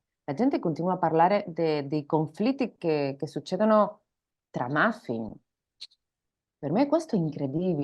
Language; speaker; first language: Italian; non-native, learner; Spanish